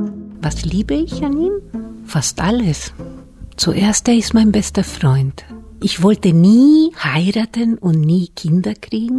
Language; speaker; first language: German; non-native, fluent; Spanish